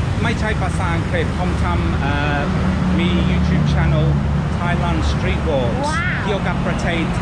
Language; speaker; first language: Thai; non-native, learner; English